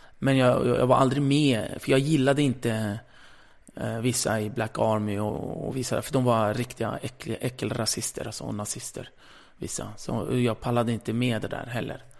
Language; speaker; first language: Swedish; early bilingual, other home language; Kurdish